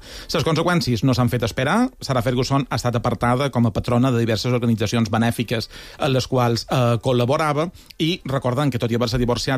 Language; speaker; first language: Catalan; native; Catalan